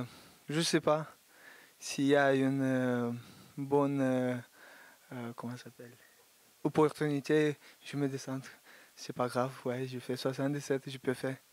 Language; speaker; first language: French; non-native, learner; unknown